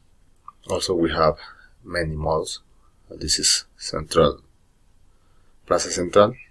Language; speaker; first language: English; non-native, learner; Spanish